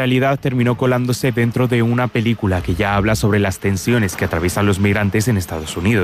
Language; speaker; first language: Spanish; native; Spanish